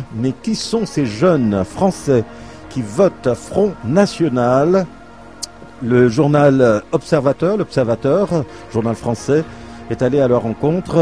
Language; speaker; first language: French; native; French